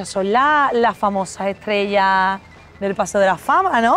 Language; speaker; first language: Spanish; native; Spanish